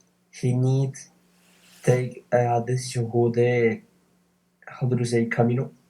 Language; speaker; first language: English; non-native, learner; Spanish